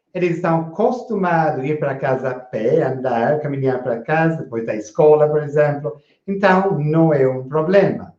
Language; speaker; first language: Portuguese; non-native, fluent; English